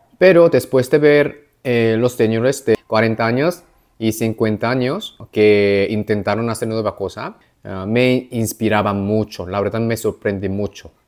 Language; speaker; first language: Spanish; non-native, fluent; Korean